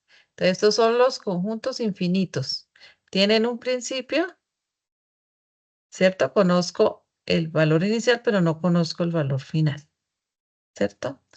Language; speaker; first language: Spanish; native; Spanish